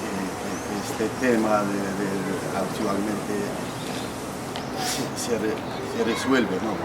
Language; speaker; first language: Spanish; non-native, fluent; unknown